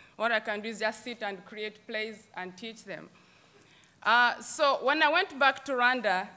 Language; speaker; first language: English; non-native, local second language; Kinyarwanda